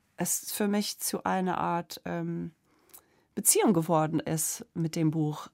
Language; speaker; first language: German; non-native, fluent; English